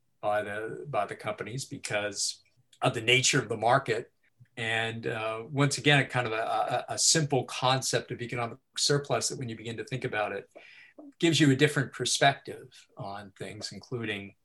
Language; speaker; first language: English; native; English